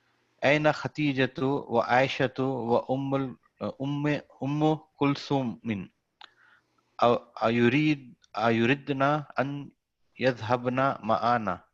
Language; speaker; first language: Arabic; non-native, learner; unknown